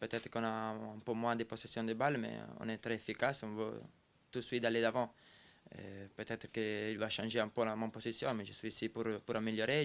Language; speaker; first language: French; non-native, fluent; Italian